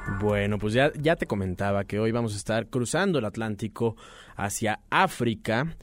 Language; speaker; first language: Spanish; native; Spanish